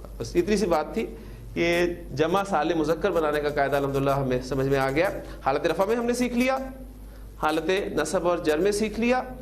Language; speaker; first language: Urdu; native; Urdu